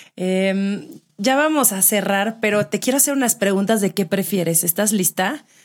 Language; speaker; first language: Spanish; native; Spanish